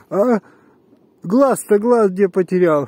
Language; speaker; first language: Russian; native; Russian